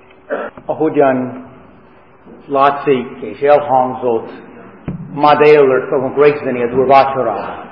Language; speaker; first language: Hungarian; non-native, fluent; English